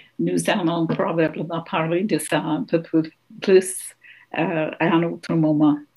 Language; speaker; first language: French; non-native, local second language; English